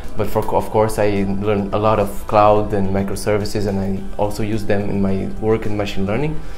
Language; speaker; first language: English; non-native, fluent; Portuguese